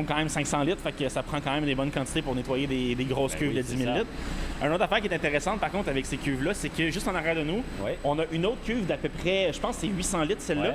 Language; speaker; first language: French; native; French